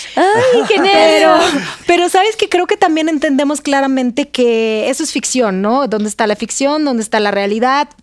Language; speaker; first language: Spanish; non-native, fluent; Russian